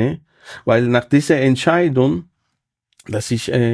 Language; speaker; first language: German; non-native, fluent; Spanish